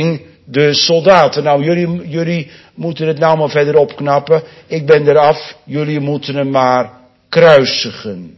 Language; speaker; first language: Dutch; native; Dutch